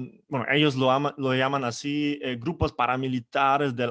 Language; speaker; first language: Spanish; non-native, fluent; German